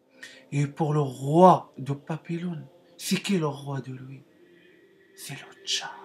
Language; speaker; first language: French; non-native, learner; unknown